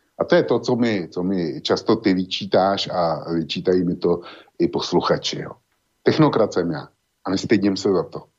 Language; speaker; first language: Czech; native; Czech